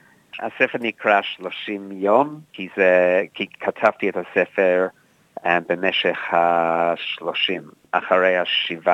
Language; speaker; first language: Hebrew; non-native, fluent; English